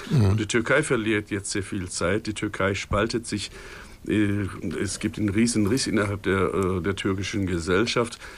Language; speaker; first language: German; non-native, fluent; Turkish